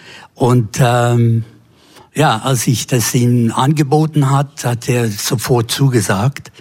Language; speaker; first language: German; non-native, fluent; English